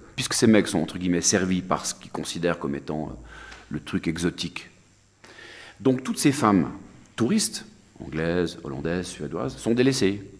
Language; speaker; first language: French; native; French